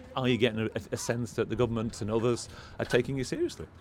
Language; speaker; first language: English; native; English